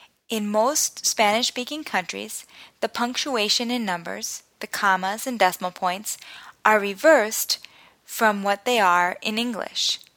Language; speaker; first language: English; native; English